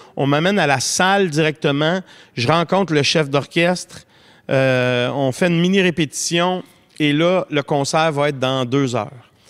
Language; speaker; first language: French; native; French